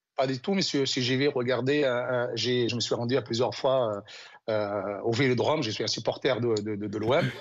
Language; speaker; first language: French; non-native, local second language; Arabic